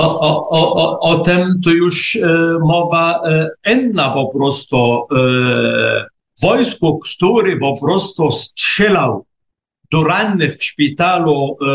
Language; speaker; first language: Polish; non-native, fluent; Arabic